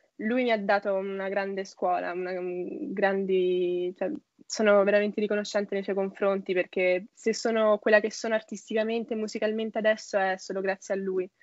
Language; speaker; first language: Italian; native; Italian